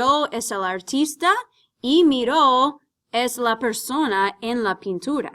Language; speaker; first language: Spanish; non-native, fluent; English